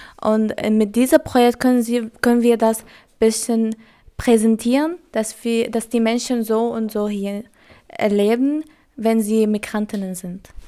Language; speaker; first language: German; non-native, learner; Arabic